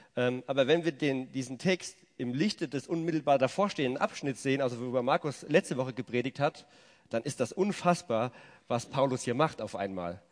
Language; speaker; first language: German; native; German